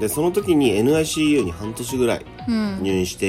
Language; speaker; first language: Japanese; native; Japanese